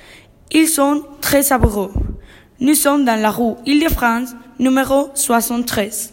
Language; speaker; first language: French; non-native, learner; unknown